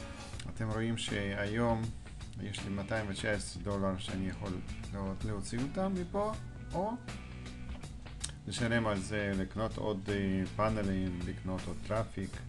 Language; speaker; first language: Hebrew; non-native, fluent; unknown